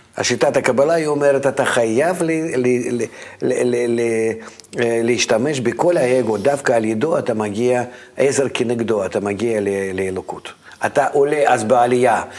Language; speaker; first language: Hebrew; non-native, fluent; Russian